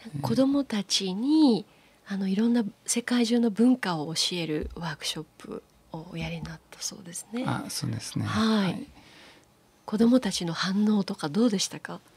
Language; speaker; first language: Japanese; native; Japanese